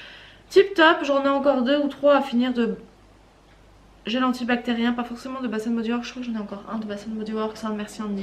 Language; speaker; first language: French; native; French